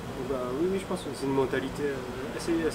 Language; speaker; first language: French; early bilingual, other home language; Min Nan Chinese